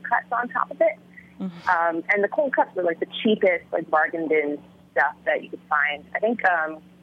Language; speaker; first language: English; early bilingual, other home language; Vietnamese